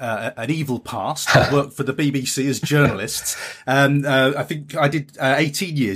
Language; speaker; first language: English; native; English